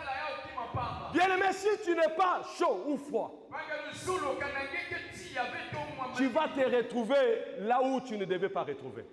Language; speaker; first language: French; non-native, local second language; Lingala